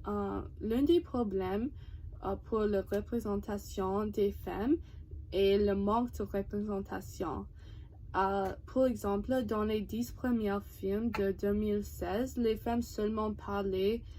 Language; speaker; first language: French; non-native, learner; English